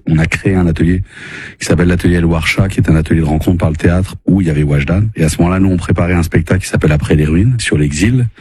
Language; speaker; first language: French; native; French